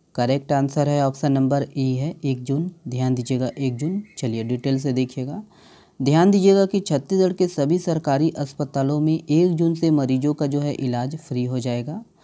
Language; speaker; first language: Hindi; native; Hindi